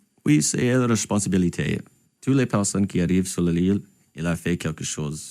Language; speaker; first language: French; non-native, local second language; English